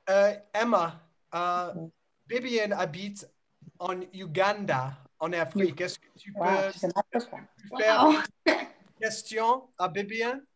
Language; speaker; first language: French; non-native, learner; English